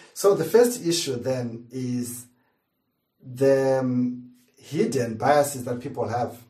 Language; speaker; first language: English; non-native, local second language; Shona